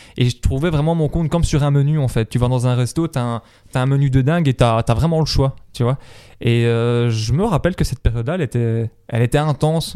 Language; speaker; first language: French; native; French